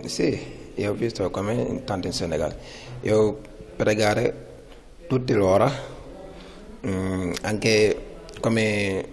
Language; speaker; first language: Italian; non-native, learner; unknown